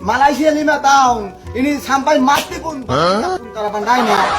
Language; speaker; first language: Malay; non-native, learner; Bangla